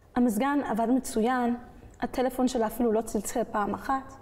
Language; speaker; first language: Hebrew; early bilingual, other home language; French